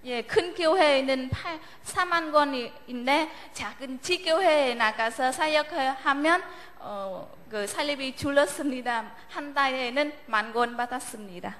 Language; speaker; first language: Korean; non-native, learner; Vietnamese